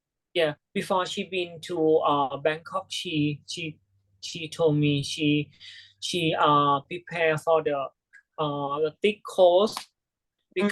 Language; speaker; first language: English; non-native, learner; Thai